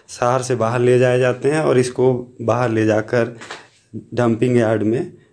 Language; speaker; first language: Hindi; native; Hindi